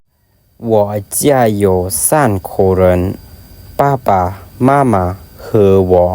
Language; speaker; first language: Chinese; non-native, fluent; Lao